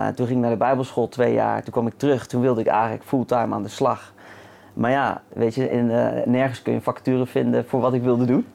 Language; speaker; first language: Dutch; native; Dutch